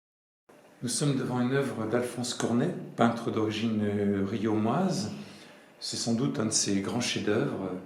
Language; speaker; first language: French; native; French